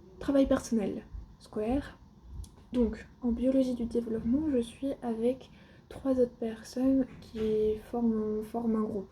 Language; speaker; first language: French; native; French